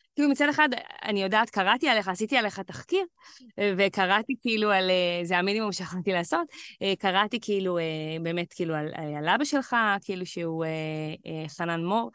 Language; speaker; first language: Hebrew; native; Hebrew